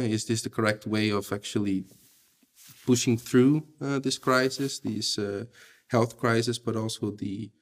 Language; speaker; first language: English; non-native, fluent; Portuguese